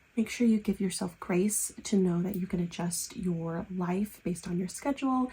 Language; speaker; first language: English; native; English